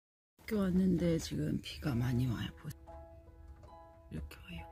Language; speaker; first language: Korean; native; Korean